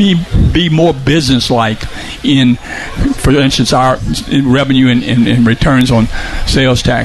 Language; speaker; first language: English; native; English